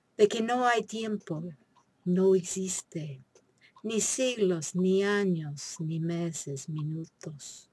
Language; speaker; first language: Spanish; non-native, fluent; English